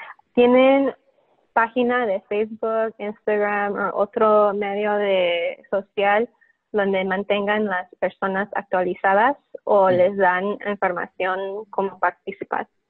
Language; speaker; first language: Spanish; early bilingual, heritage; Spanish